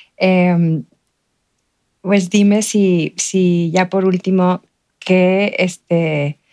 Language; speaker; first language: Spanish; native; Spanish